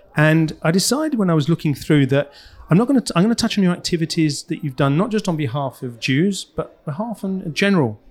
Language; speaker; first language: English; native; English